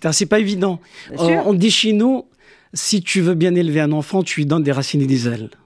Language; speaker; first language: French; non-native, local second language; Kabyle